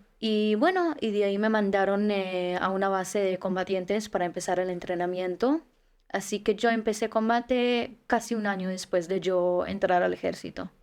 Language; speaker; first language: Spanish; early bilingual, heritage; Spanish